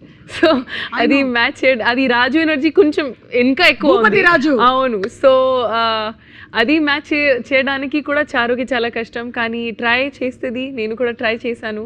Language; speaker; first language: Telugu; non-native, learner; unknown